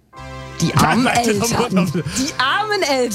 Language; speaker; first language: German; native; German